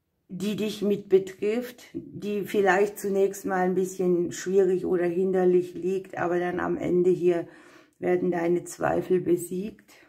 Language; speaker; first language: German; native; German